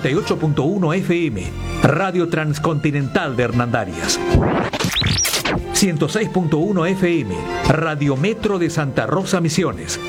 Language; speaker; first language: Spanish; native; Spanish